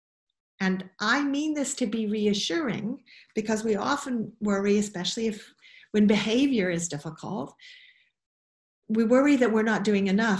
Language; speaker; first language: English; native; English